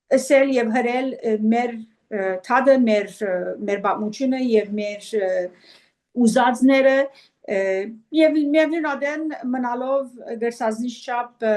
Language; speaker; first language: Armenian; early bilingual, heritage; Armenian